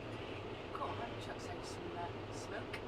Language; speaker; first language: English; native; English